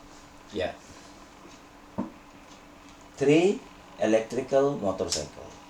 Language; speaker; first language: English; non-native, fluent; Indonesian